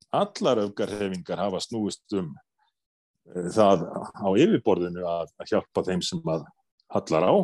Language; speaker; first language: Icelandic; native; Icelandic